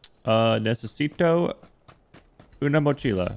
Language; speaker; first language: Spanish; non-native, learner; English